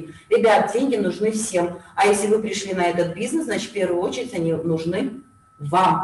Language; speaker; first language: Russian; native; Russian